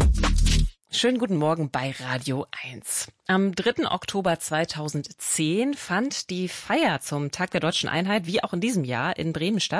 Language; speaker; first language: German; native; German